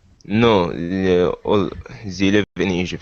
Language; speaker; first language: English; non-native, learner; Arabic